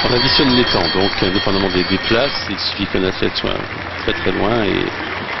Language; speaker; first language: French; native; French